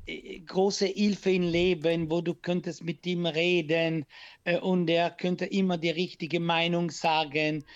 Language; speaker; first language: German; non-native, learner; Italian